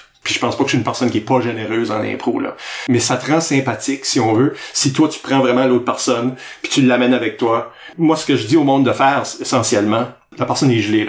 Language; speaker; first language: French; native; French